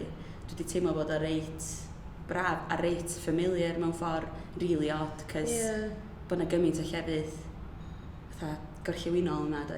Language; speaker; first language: Welsh; native; Welsh